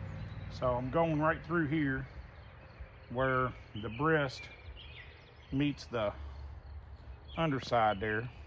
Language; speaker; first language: English; native; English